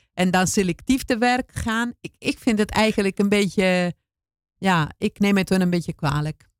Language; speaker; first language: Dutch; non-native, fluent; Italian